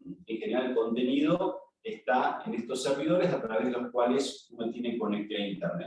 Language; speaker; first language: Spanish; native; Spanish